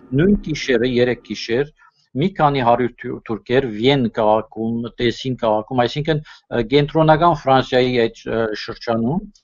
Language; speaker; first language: Armenian; early bilingual, heritage; Armenian